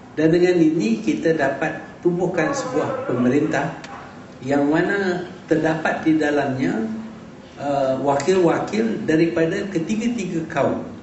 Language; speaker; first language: Malay; native; Malay